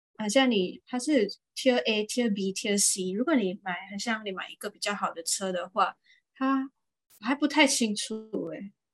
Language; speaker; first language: Chinese; native; Chinese